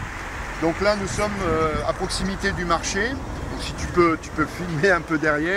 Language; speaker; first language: French; native; French